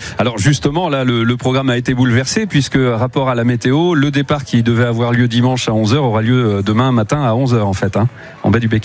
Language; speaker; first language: French; native; French